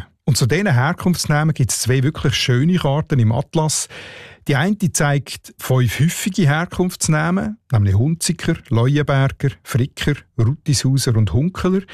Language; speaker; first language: German; native; German